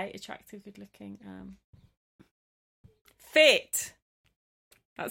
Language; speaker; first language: English; native; English